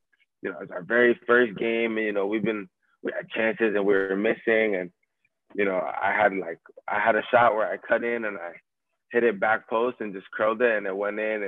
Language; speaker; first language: English; native; English